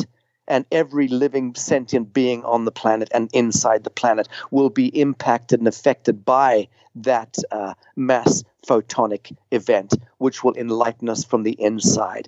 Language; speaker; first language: English; native; English